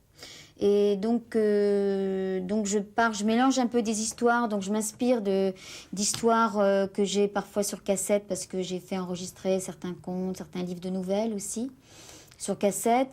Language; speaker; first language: French; native; French